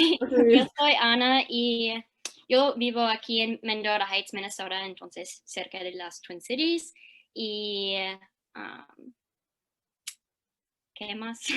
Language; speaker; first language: Spanish; early bilingual, heritage; English